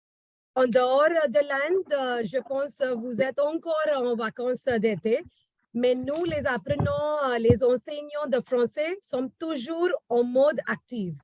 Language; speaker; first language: French; non-native, fluent; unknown